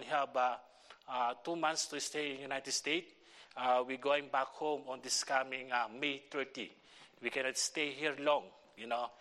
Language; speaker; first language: English; non-native, local second language; Filipino